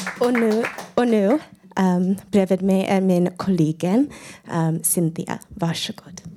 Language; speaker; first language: Swedish; non-native, learner; English